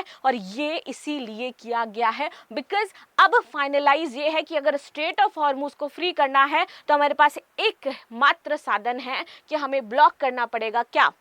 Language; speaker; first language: Hindi; native; Hindi